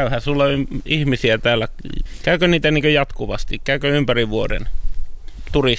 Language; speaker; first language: Finnish; native; Finnish